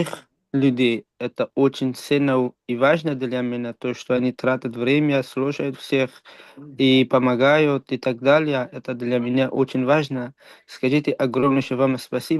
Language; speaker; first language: Russian; non-native, fluent; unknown